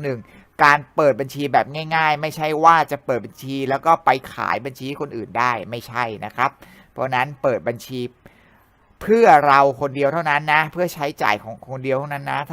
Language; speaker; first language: Thai; native; Thai